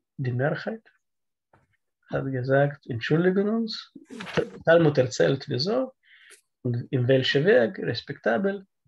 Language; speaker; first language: German; non-native, learner; Russian